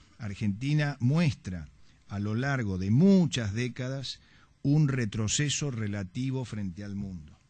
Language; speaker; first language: Spanish; native; Spanish